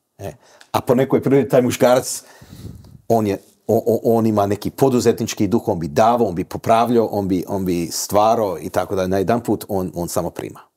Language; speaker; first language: Croatian; early bilingual, heritage; Croatian